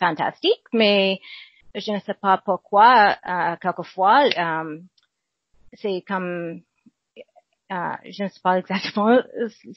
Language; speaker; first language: French; non-native, learner; English